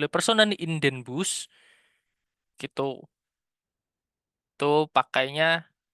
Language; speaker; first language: German; non-native, fluent; Indonesian